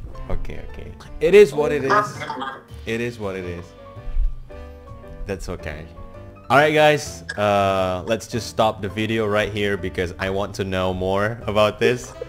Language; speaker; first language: English; non-native, fluent; Indonesian